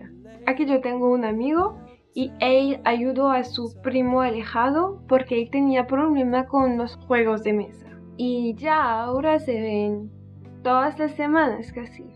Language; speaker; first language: Spanish; non-native, learner; French